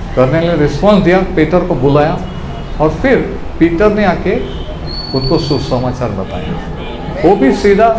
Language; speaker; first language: Hindi; non-native, local second language; Marathi